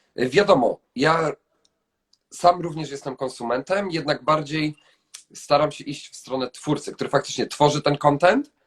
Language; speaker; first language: Polish; native; Polish